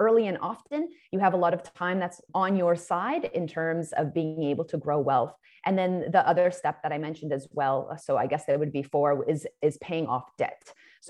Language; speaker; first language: English; native; English